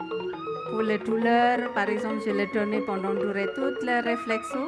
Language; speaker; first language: French; non-native, learner; Indonesian